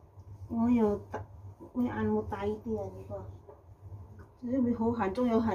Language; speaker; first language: Chinese; non-native, learner; Indonesian